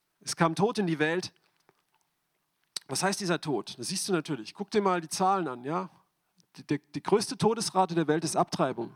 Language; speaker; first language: German; native; German